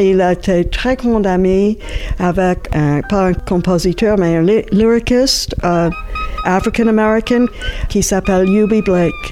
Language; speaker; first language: French; non-native, fluent; English